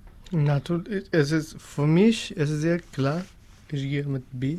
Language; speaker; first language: German; non-native, learner; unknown